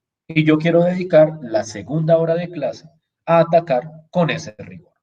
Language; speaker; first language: Spanish; native; Spanish